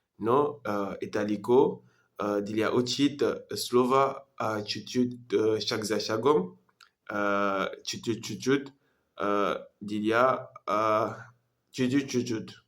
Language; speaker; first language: Russian; non-native, learner; French